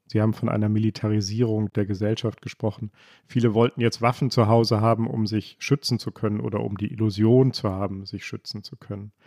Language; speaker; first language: German; native; German